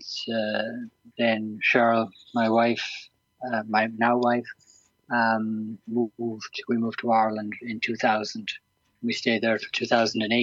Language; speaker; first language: English; native; English